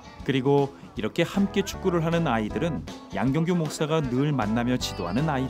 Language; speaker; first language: Korean; native; Korean